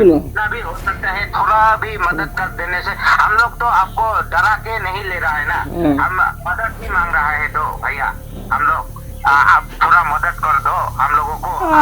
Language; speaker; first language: Hindi; non-native, local second language; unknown